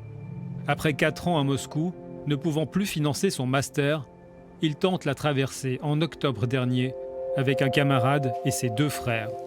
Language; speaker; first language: French; native; French